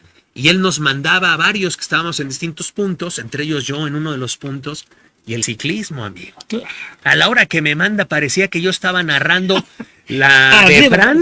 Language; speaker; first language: Spanish; native; Spanish